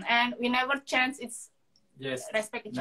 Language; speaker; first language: English; non-native, learner; Indonesian